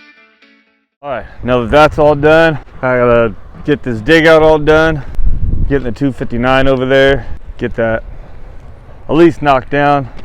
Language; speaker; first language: English; native; English